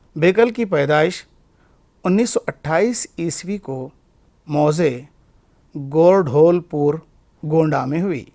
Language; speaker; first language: Urdu; native; Urdu